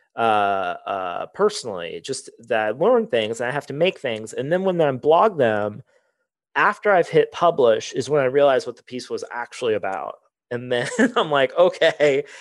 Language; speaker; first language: English; native; English